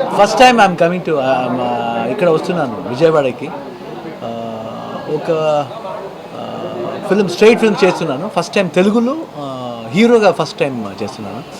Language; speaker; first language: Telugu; non-native, learner; Kannada